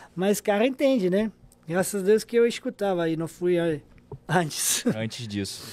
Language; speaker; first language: Portuguese; non-native, fluent; Serbian